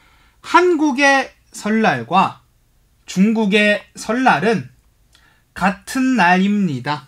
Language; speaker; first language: Korean; non-native, fluent; Chinese